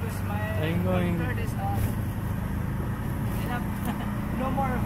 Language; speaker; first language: English; non-native, local second language; Cebuano